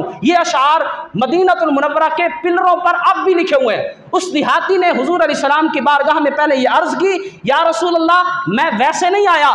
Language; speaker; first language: Urdu; native; Urdu